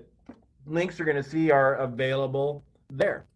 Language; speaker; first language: English; native; English